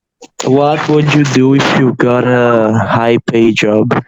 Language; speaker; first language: English; non-native, learner; Portuguese